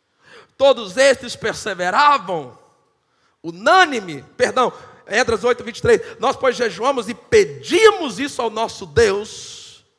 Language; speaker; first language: Portuguese; native; Portuguese